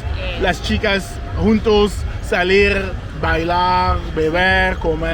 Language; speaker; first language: Spanish; non-native, learner; English